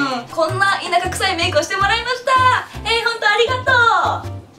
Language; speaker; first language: Japanese; native; Japanese